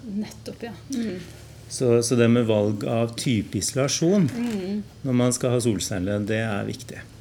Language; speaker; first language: Norwegian; native; Norwegian